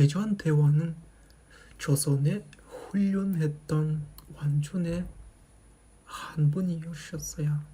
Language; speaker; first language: Korean; non-native, fluent; Kazakh